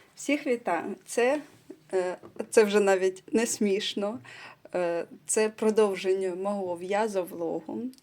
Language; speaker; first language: Ukrainian; non-native, local second language; Russian